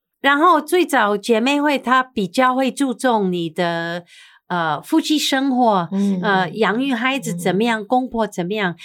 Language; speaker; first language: Chinese; non-native, fluent; English